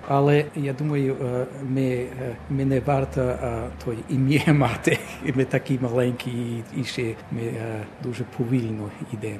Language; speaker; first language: Ukrainian; early bilingual, heritage; Ukrainian